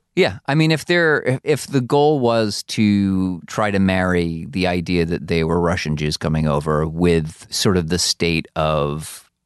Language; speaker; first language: English; early bilingual, other home language; Hungarian